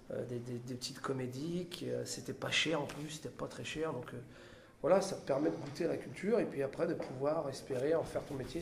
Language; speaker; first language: French; native; French